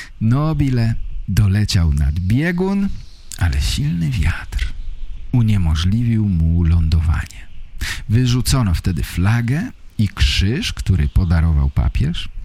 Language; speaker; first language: Polish; native; Polish